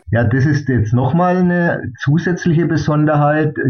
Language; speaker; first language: German; native; German